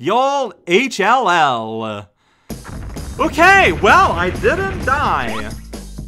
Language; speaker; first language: English; native; English